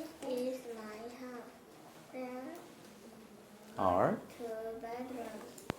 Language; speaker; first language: English; non-native, learner; Korean